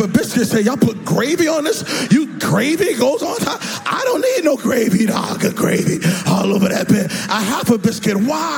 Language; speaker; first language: English; native; English